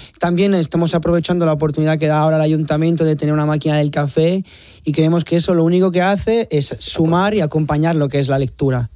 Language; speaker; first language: Spanish; non-native, fluent; Italian